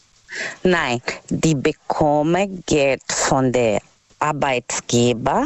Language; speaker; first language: German; non-native, learner; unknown